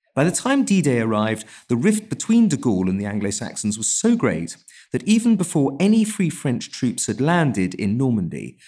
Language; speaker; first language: English; native; English